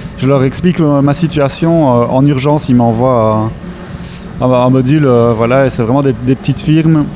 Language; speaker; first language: French; native; French